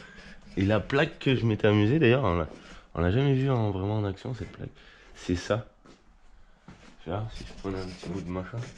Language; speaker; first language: French; native; French